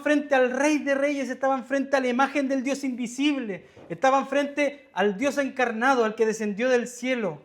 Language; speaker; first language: Spanish; native; Spanish